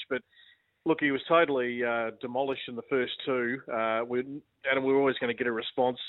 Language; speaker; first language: English; native; English